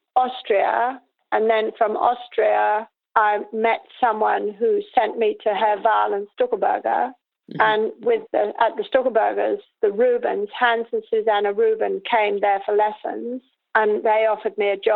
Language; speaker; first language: English; native; English